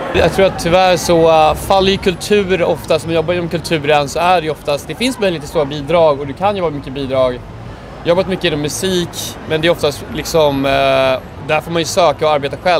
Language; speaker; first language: Swedish; native; Swedish